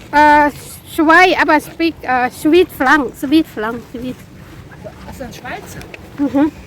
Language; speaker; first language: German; non-native, learner; Thai